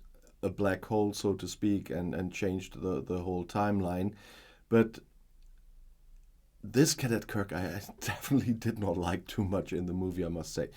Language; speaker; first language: English; non-native, fluent; German